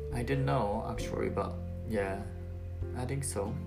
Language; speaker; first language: English; non-native, learner; Japanese